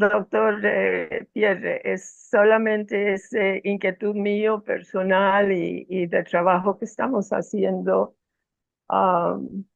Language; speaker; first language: Spanish; non-native, fluent; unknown